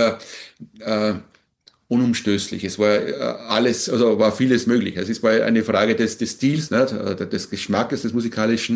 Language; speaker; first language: German; native; German